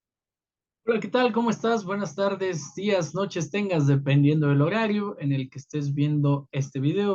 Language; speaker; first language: Spanish; native; Spanish